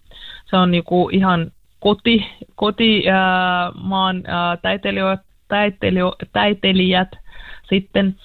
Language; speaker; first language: Finnish; non-native, learner; Russian